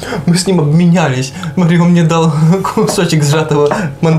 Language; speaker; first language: Russian; native; Russian